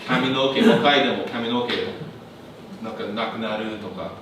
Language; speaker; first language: Japanese; non-native, learner; English